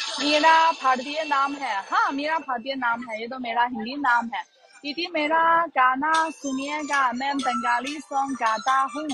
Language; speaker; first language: Hindi; non-native, fluent; Chinese